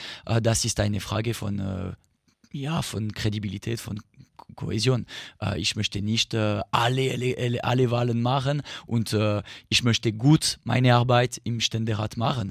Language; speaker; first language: German; non-native, local second language; French